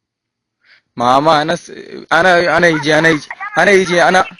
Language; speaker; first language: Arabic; non-native, learner; Malayalam